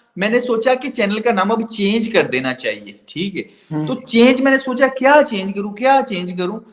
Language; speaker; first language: Urdu; non-native, local second language; Punjabi